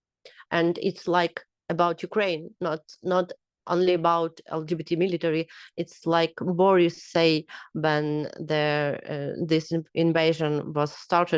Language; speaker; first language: English; non-native, learner; Ukrainian